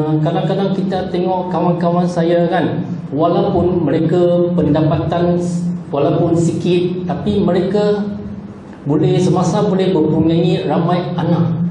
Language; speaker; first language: Malay; non-native, local second language; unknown